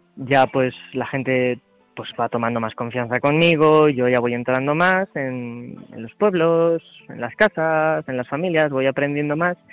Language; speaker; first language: Spanish; native; Spanish